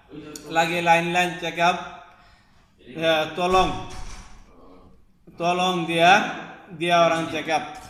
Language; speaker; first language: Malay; non-native, local second language; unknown